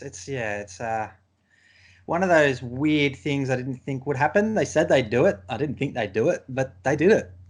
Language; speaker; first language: English; native; English